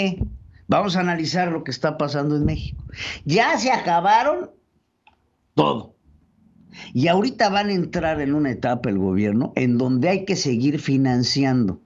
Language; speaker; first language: Spanish; native; Spanish